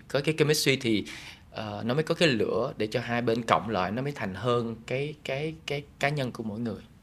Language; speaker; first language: Vietnamese; early bilingual, heritage; Vietnamese